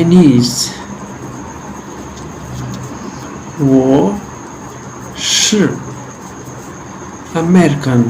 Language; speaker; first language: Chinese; non-native, fluent; Urdu